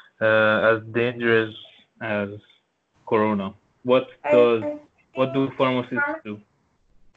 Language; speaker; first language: English; non-native, local second language; Turkish